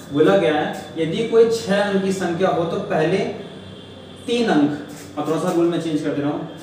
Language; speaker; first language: Hindi; native; Hindi